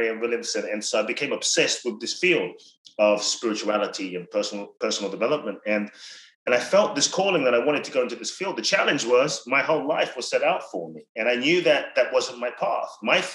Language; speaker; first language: English; native; English